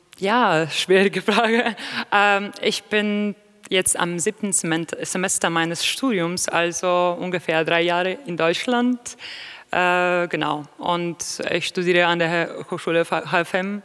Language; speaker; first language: German; non-native, fluent; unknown